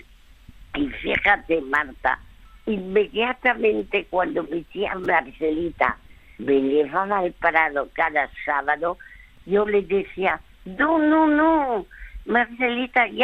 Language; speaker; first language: Spanish; early bilingual, other home language; French